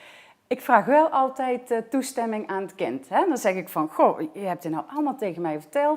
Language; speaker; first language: Dutch; native; Dutch